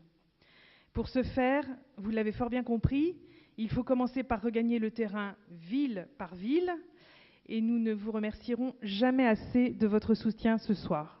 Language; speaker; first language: French; native; French